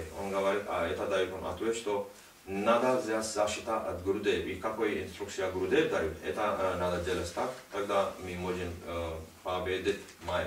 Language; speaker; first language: Russian; non-native, learner; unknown